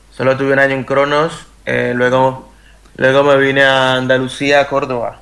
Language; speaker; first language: Spanish; native; Spanish